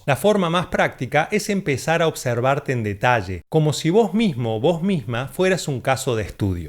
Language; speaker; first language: Spanish; native; Spanish